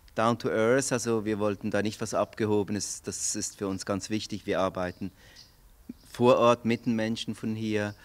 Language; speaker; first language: German; native; German